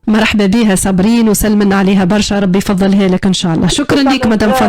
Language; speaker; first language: Arabic; native; Arabic